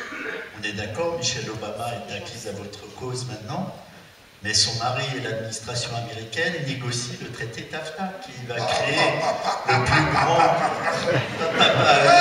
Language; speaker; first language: French; native; French